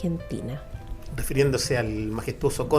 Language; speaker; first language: Spanish; native; Spanish